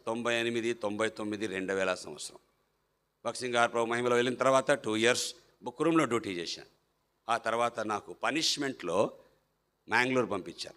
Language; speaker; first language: Telugu; non-native, fluent; Malayalam